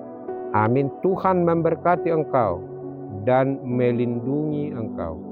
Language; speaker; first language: Indonesian; native; Indonesian